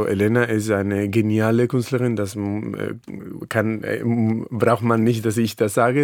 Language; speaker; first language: German; non-native, fluent; Spanish